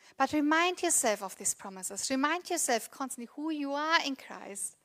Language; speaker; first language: English; non-native, fluent; German